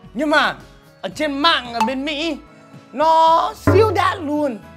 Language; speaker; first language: Vietnamese; non-native, fluent; English